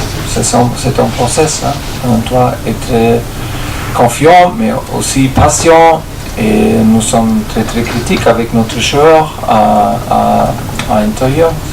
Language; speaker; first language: French; non-native, fluent; German